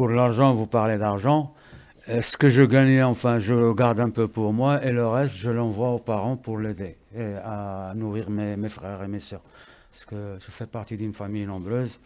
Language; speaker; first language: French; non-native, local second language; Arabic